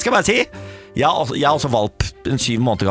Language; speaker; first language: Norwegian; native; Norwegian